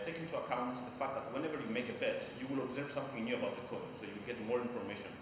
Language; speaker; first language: English; non-native, fluent; Greek